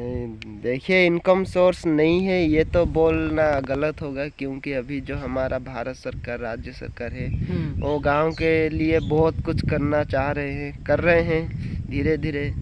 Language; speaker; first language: Hindi; non-native, local second language; Odia